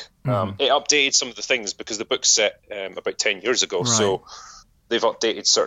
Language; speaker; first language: English; native; English